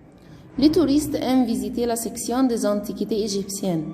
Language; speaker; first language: French; non-native, fluent; Arabic